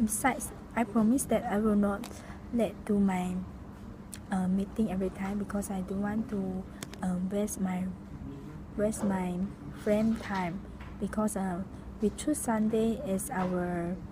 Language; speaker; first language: English; non-native, local second language; Malay